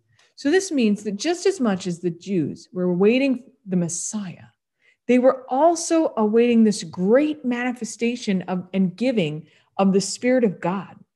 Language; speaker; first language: English; native; English